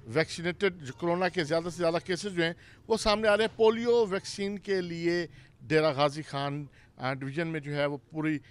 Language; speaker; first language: Urdu; non-native, local second language; Saraiki